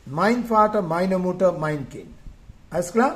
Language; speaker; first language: German; non-native, fluent; Sinhala